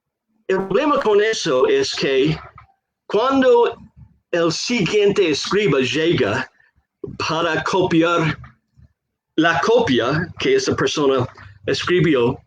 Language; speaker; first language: Spanish; non-native, fluent; English